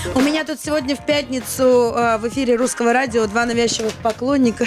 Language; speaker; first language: Russian; native; Russian